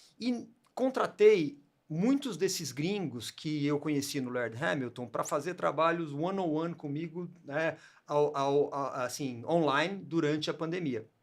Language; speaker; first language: Portuguese; native; Portuguese